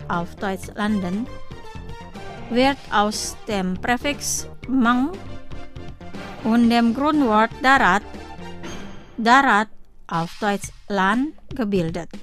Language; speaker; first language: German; non-native, fluent; Indonesian